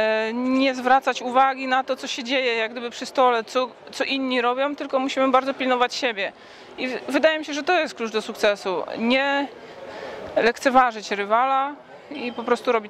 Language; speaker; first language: Polish; native; Polish